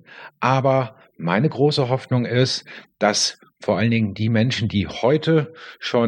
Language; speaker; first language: German; native; German